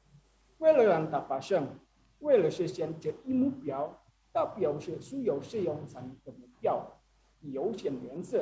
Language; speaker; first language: Chinese; non-native, learner; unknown